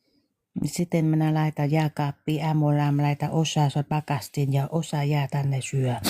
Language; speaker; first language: Finnish; non-native, learner; Vietnamese